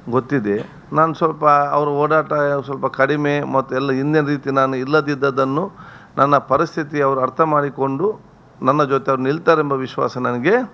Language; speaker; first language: Kannada; non-native, local second language; Badaga